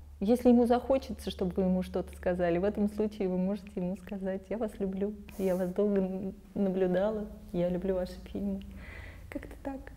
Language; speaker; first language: Russian; non-native, local second language; Armenian